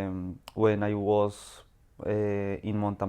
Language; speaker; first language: English; non-native, learner; Spanish